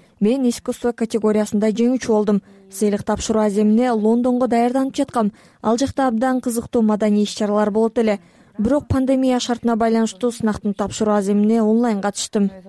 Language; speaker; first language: Kyrgyz; non-native, local second language; Russian